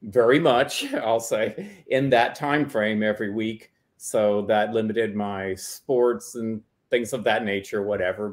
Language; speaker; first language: English; native; English